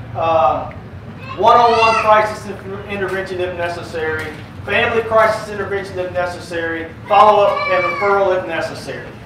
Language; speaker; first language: English; native; English